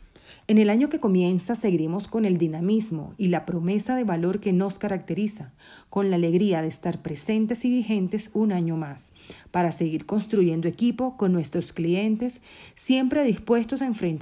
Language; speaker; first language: Spanish; native; Spanish